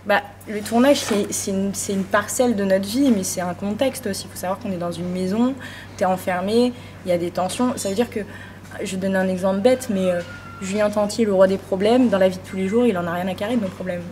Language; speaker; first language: French; native; French